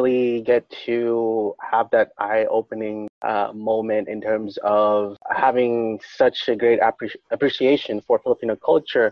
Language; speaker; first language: English; non-native, local second language; Filipino